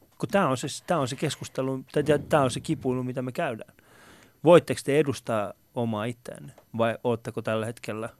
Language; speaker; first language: Finnish; early bilingual, other home language; Persian